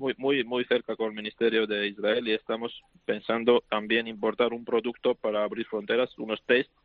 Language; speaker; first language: Spanish; non-native, fluent; Georgian